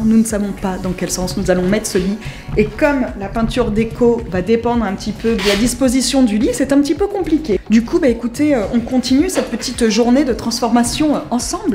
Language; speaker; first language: French; native; French